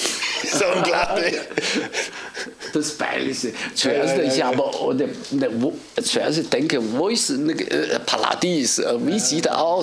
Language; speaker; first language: German; non-native, learner; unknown